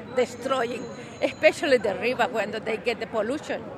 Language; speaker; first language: English; non-native, learner; Spanish